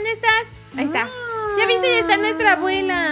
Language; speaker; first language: Spanish; native; Spanish